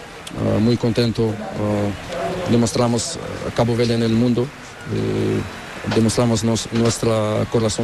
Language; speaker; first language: Spanish; non-native, learner; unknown